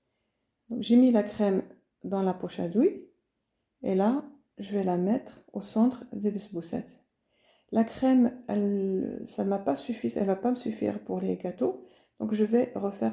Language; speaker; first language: French; non-native, local second language; Arabic